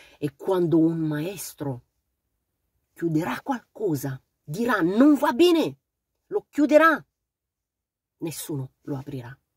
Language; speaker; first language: Italian; non-native, fluent; Romanian